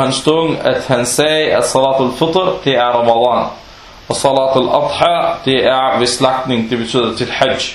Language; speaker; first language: Danish; early bilingual, other home language; Arabic